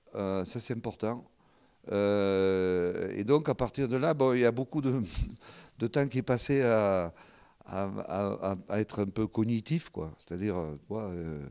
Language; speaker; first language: French; non-native, local second language; Occitan